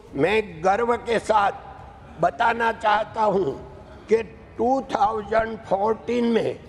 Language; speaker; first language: Hindi; non-native, local second language; Gujarati